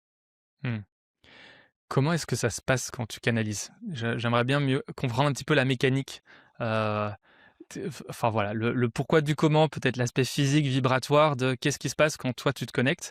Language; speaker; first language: French; native; French